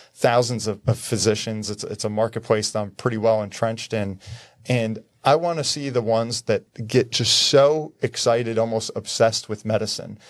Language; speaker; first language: English; native; English